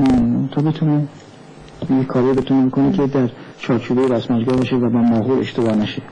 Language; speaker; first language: Persian; native; Persian